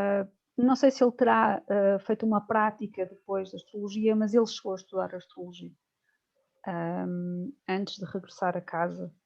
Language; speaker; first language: Portuguese; native; Portuguese